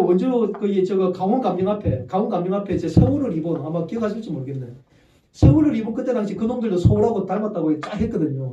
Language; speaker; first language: Korean; native; Korean